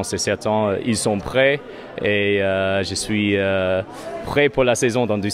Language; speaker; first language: French; non-native, learner; English